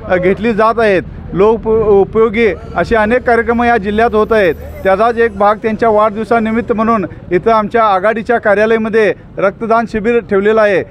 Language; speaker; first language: Marathi; native; Marathi